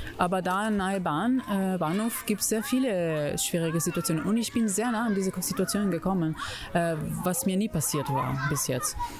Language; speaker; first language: German; non-native, fluent; Italian